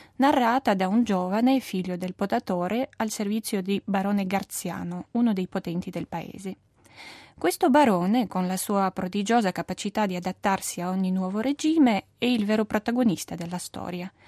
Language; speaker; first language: Italian; non-native, fluent; Russian